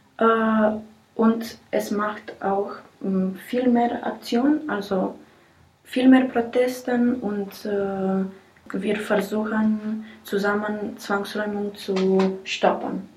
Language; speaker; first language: German; non-native, learner; Romanian